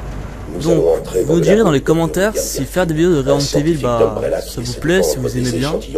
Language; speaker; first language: French; native; French